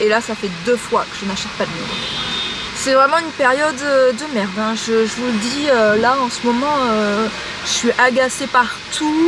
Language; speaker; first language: French; native; French